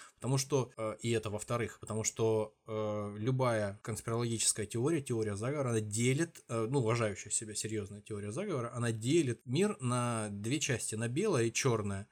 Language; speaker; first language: Russian; native; Russian